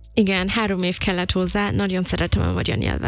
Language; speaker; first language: Hungarian; non-native, fluent; English